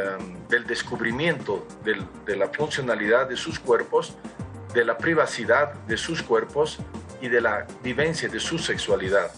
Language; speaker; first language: Spanish; native; Spanish